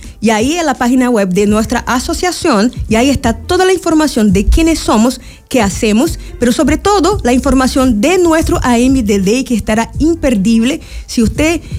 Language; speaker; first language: Spanish; non-native, fluent; Portuguese